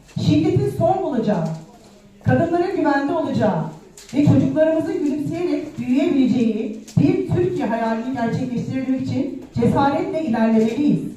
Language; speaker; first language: Turkish; native; Turkish